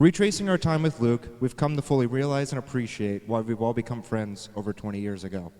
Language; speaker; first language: English; native; English